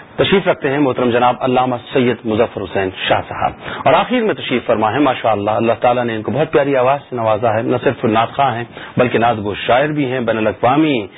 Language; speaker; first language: Urdu; native; Urdu